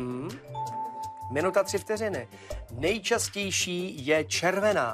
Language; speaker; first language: Czech; native; Czech